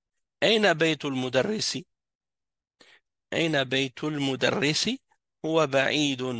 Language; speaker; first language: Arabic; non-native, fluent; French